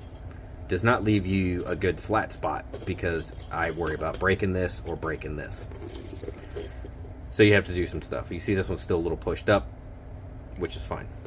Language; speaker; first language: English; native; English